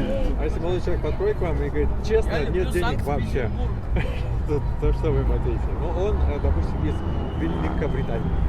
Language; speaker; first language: Russian; native; Russian